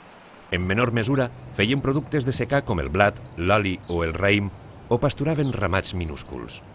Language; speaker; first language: Catalan; native; Catalan